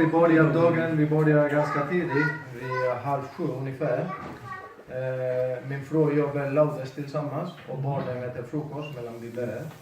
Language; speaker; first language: Swedish; non-native, fluent; Spanish